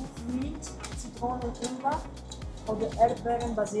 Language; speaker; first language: German; non-native, learner; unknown